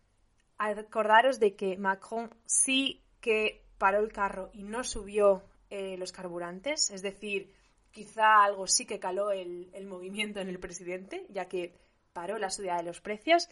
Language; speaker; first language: Spanish; native; Spanish